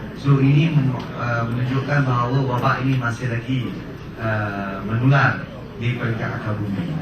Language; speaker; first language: Malay; non-native, local second language; Chinese